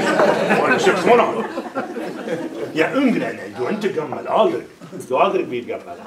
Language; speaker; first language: Swedish; non-native, fluent; Arabic